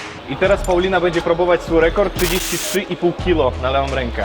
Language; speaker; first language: Polish; non-native, fluent; Russian